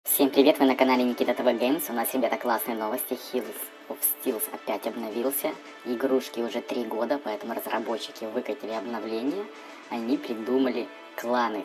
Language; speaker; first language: Russian; native; Russian